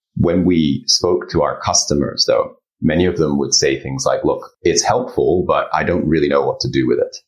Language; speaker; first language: English; early bilingual, other home language; Japanese